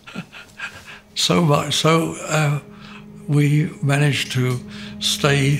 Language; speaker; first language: English; native; English